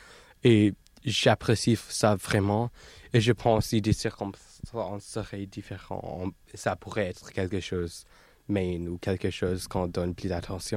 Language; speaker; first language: French; non-native, local second language; English